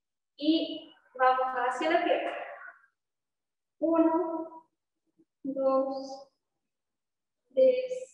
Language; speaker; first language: Spanish; native; Spanish